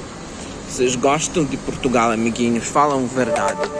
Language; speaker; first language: Portuguese; non-native, fluent; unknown